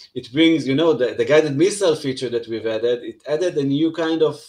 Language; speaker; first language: English; non-native, fluent; Hebrew